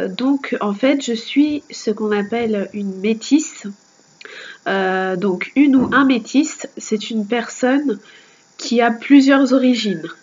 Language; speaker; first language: French; native; French